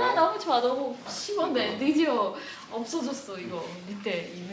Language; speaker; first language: Korean; non-native, fluent; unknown